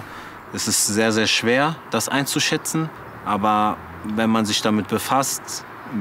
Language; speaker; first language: German; early bilingual, other home language; French